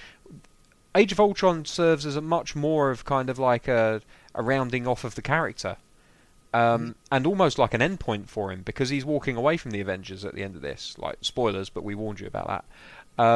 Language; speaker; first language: English; native; English